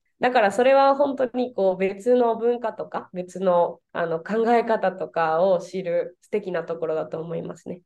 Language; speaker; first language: Japanese; non-native, fluent; Spanish